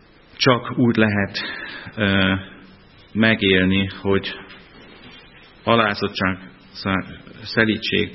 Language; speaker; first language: Hungarian; non-native, fluent; German